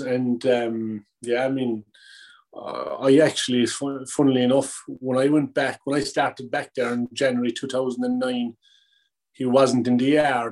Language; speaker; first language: English; native; English